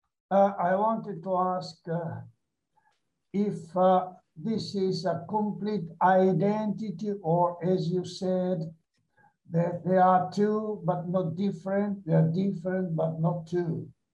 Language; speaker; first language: English; non-native, fluent; Italian